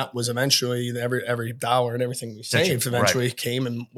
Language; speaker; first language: English; native; English